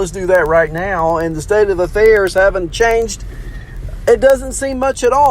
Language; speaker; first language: English; native; English